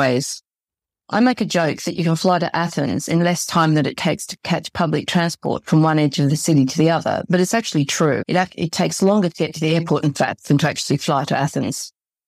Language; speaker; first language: English; native; English